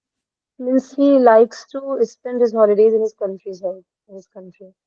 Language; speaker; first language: English; non-native, local second language; Hindi